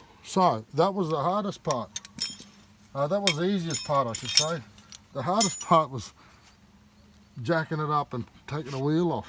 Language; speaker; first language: English; native; English